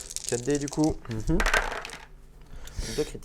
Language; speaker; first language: French; native; French